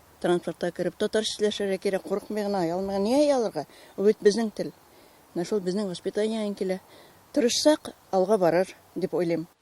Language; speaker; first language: Tatar; native; Tatar